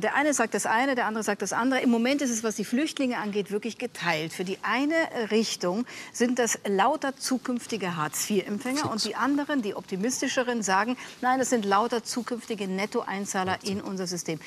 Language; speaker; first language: German; native; German